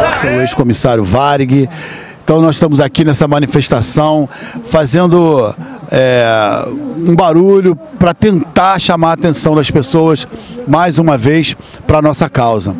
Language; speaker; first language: Portuguese; native; Portuguese